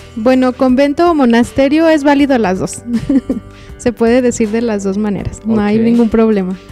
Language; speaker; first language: Spanish; native; Spanish